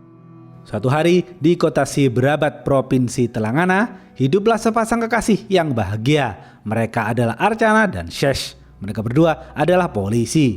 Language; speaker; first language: Indonesian; native; Indonesian